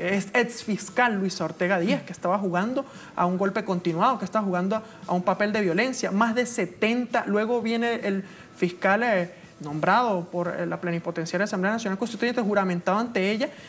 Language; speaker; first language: Spanish; native; Spanish